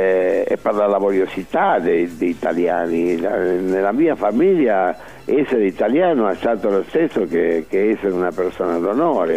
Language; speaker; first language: Italian; early bilingual, heritage; Spanish